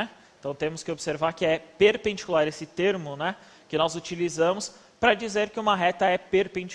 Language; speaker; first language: Portuguese; native; Portuguese